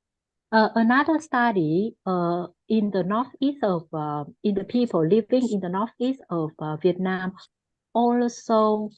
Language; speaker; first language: English; non-native, fluent; Vietnamese